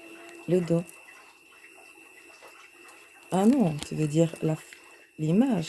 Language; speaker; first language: French; native; French